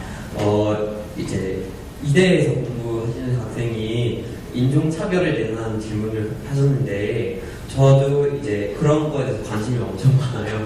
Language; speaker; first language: Korean; non-native, fluent; English